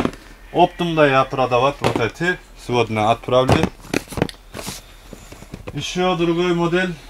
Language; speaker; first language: Russian; non-native, learner; Turkish